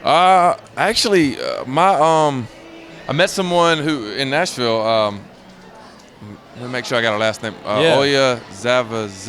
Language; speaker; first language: English; native; English